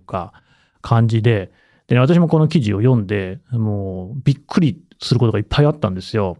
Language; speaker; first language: Japanese; native; Japanese